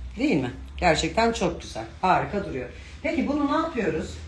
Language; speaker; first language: Turkish; native; Turkish